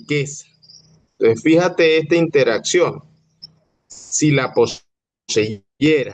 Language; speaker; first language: Spanish; native; Spanish